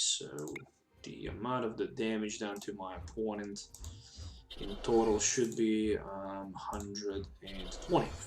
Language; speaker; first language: English; non-native, fluent; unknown